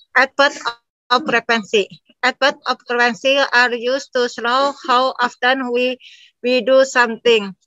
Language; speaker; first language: English; non-native, learner; Indonesian